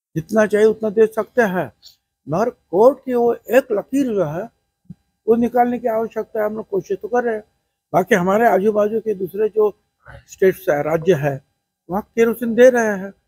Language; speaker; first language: Hindi; non-native, local second language; Marathi